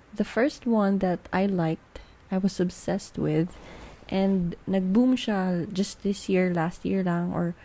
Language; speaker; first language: English; non-native, local second language; Filipino